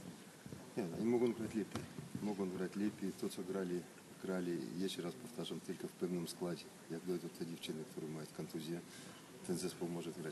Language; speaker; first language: Polish; non-native, learner; Russian